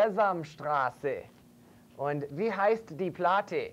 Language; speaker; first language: German; non-native, fluent; English